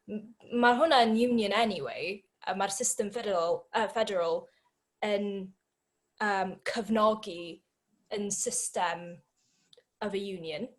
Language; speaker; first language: Welsh; non-native, learner; English